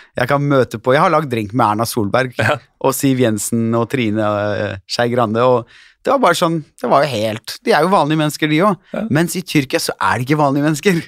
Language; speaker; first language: Norwegian; early bilingual, other home language; Turkish